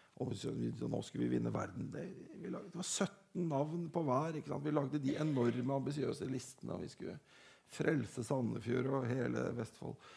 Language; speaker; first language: Norwegian; native; Norwegian